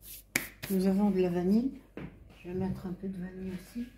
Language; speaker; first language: French; non-native, local second language; Arabic